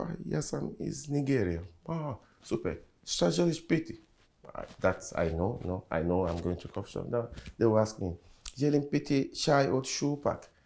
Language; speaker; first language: English; non-native, local second language; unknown